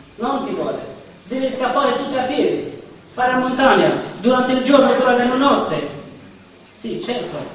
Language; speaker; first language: Italian; non-native, learner; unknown